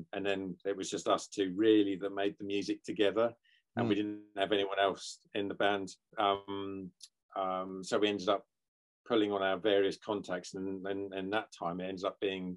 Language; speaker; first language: English; native; English